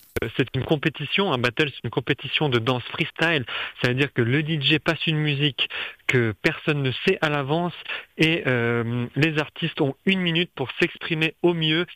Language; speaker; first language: French; native; French